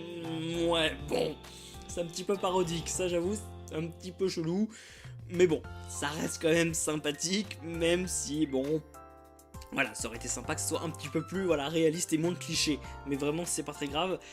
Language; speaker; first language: French; native; French